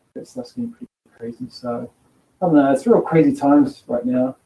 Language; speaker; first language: English; native; English